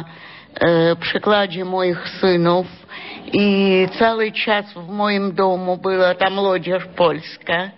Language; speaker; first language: Polish; non-native, fluent; Russian